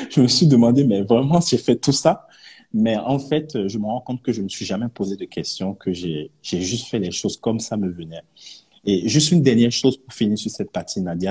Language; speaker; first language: French; non-native, local second language; Yoruba